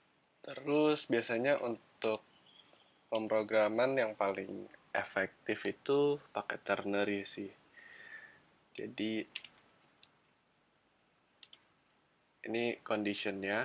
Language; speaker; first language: Indonesian; native; Indonesian